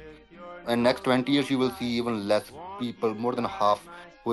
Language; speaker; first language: English; non-native, local second language; Punjabi